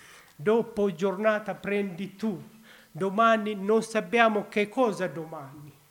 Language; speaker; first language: Italian; non-native, learner; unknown